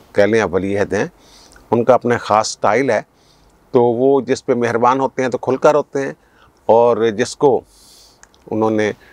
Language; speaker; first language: Urdu; non-native, local second language; Punjabi